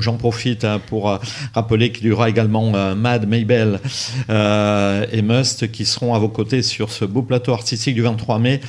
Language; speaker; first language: French; native; French